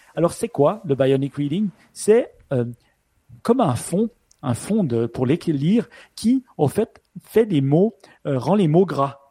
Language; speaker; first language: French; native; French